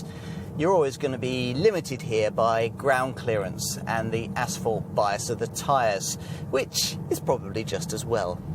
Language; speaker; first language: English; native; English